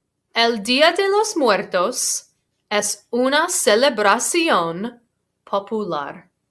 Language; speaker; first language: Spanish; non-native, fluent; English